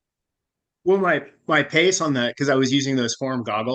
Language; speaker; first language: English; native; English